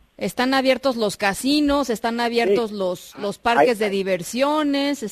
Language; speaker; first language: Spanish; native; Spanish